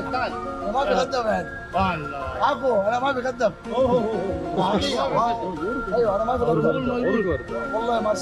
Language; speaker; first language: Arabic; non-native, learner; Tamil